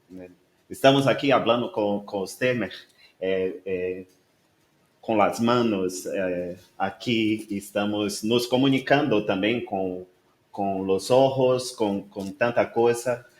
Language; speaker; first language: Spanish; non-native, learner; Portuguese